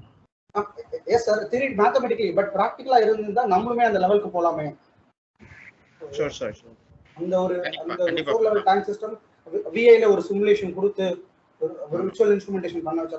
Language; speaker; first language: Tamil; native; Tamil